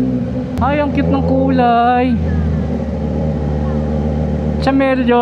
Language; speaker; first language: Filipino; native; Filipino